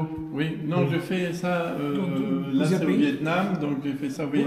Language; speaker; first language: French; native; French